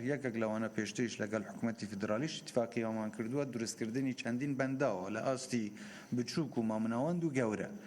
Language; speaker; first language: Central Kurdish; native; Central Kurdish